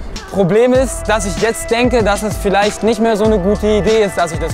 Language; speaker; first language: German; native; German